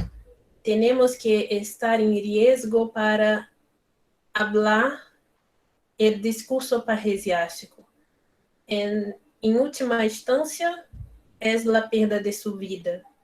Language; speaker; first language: Spanish; non-native, learner; Portuguese